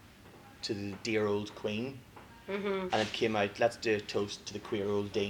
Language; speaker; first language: English; native; English